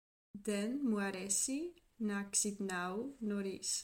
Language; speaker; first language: Greek; non-native, learner; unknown